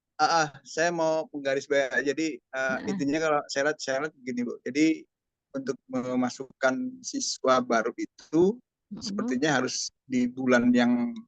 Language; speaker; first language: Indonesian; native; Indonesian